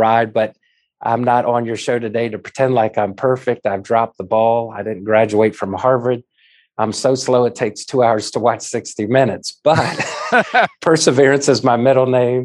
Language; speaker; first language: English; native; English